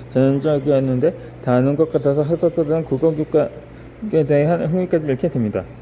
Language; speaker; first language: Korean; native; Korean